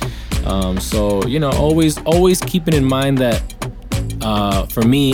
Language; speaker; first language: English; native; English